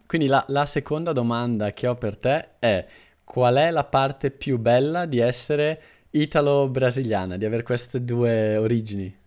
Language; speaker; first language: Italian; native; Italian